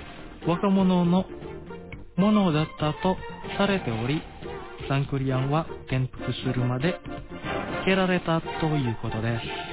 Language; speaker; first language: Japanese; non-native, fluent; Indonesian